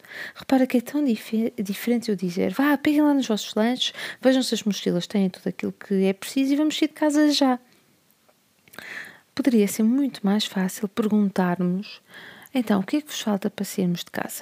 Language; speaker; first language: Portuguese; native; Portuguese